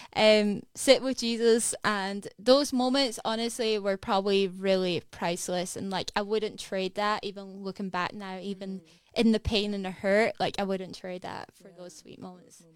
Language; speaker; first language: English; native; English